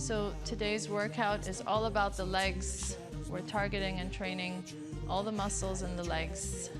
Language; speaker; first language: English; non-native, local second language; Arabic